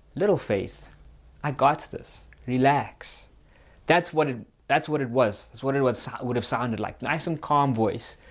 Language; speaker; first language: English; native; English